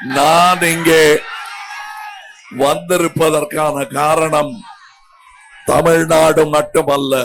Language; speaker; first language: Tamil; native; Tamil